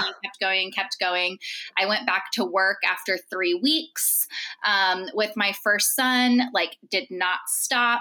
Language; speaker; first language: English; native; English